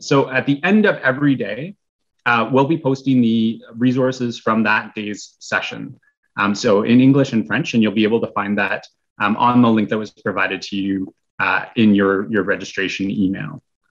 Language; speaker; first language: English; native; English